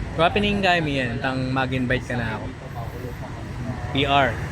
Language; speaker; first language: Filipino; non-native, local second language; Pampanga